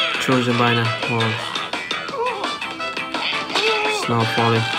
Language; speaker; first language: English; non-native, learner; Vietnamese